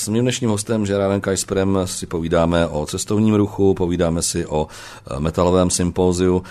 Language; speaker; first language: Czech; native; Czech